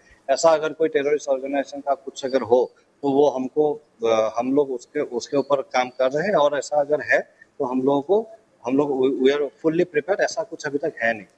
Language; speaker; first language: Hindi; non-native, local second language; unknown